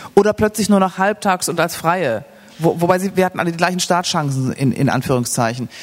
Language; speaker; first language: German; native; German